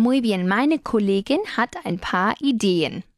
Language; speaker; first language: German; non-native, fluent; Spanish